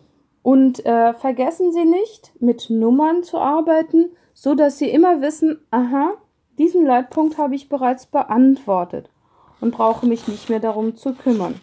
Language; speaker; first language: German; non-native, fluent; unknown